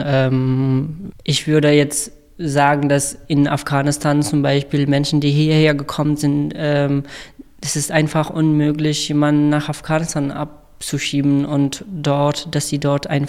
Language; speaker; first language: German; non-native, fluent; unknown